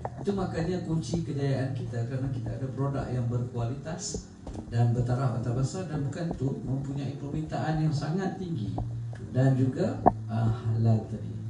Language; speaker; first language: Malay; native; Malay